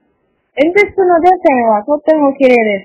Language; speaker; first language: Japanese; non-native, learner; Malayalam